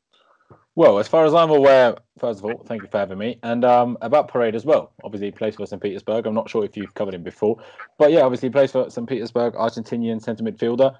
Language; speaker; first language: English; native; English